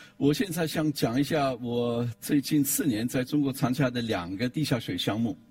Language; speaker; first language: Chinese; non-native, fluent; German